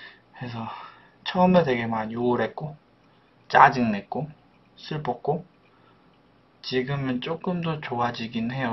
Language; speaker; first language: Korean; non-native, fluent; Polish